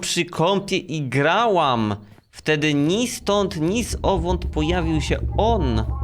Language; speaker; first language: Polish; native; Polish